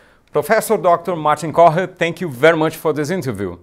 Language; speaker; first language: English; non-native, fluent; Portuguese